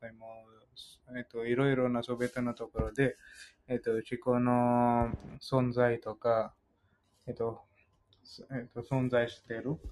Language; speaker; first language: Japanese; non-native, fluent; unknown